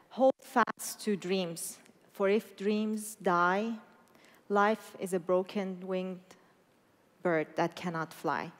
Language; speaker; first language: English; non-native, fluent; Persian